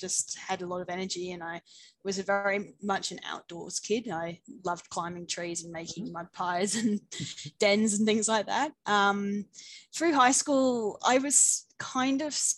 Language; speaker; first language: English; native; English